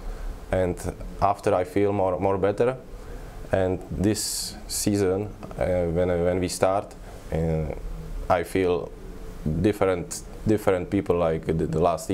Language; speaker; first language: English; non-native, learner; Czech